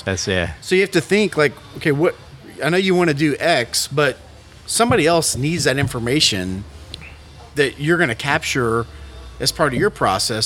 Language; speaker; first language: English; native; English